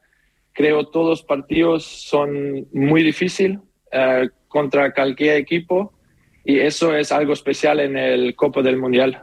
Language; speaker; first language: Spanish; non-native, learner; German